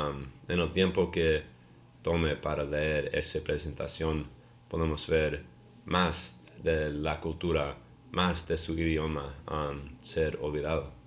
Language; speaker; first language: Spanish; non-native, learner; English